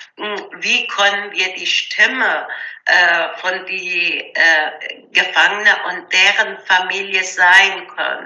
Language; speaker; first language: German; non-native, learner; Persian